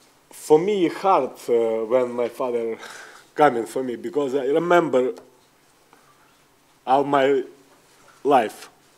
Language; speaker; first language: English; non-native, learner; Ukrainian